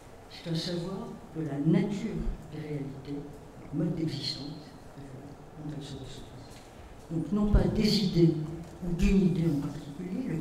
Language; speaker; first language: French; native; French